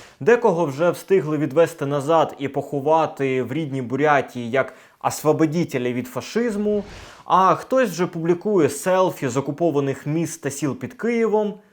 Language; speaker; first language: Ukrainian; native; Ukrainian